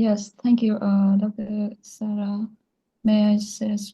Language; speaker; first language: English; non-native, learner; Vietnamese